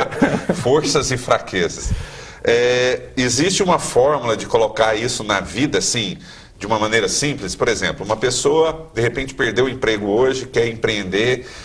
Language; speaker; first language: Portuguese; native; Portuguese